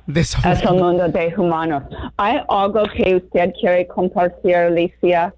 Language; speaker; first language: Spanish; non-native, learner; English